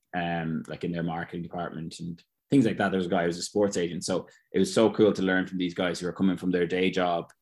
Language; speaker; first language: English; native; English